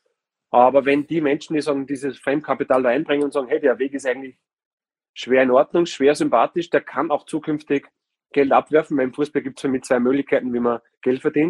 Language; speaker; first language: German; native; German